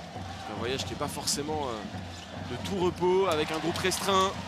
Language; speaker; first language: French; native; French